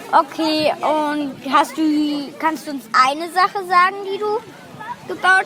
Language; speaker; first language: German; native; German